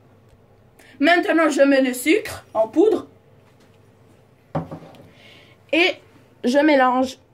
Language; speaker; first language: French; non-native, learner; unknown